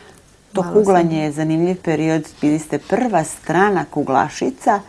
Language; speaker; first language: Serbian; native; Serbian